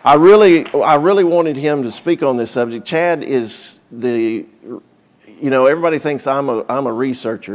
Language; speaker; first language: English; native; English